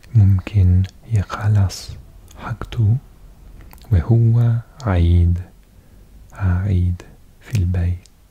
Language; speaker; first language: Arabic; non-native, learner; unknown